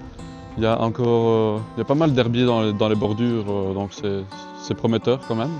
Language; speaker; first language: French; native; French